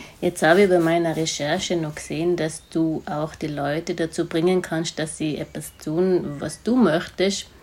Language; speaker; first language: German; native; German